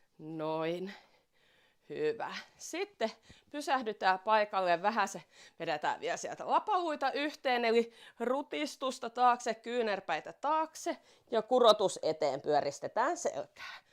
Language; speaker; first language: Finnish; native; Finnish